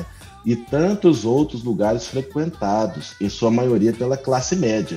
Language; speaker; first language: Portuguese; native; Portuguese